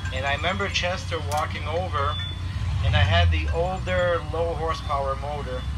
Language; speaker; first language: English; early bilingual, other home language; French